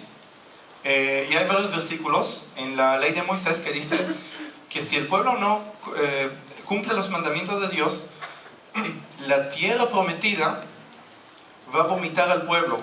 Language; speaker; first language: Spanish; non-native, fluent; Hebrew